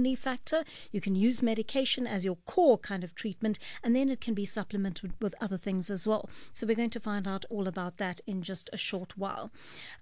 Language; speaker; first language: English; native; English